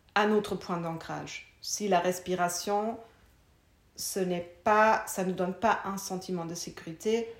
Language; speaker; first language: French; non-native, fluent; German